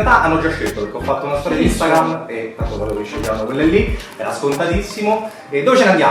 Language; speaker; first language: Italian; native; Italian